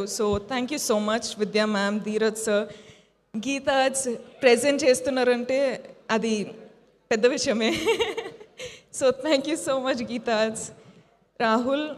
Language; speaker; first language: Telugu; non-native, fluent; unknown